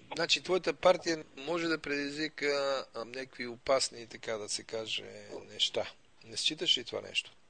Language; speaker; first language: Bulgarian; native; Bulgarian